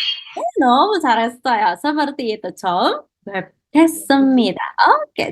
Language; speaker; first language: Korean; non-native, fluent; Indonesian